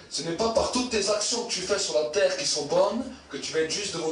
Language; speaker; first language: French; native; French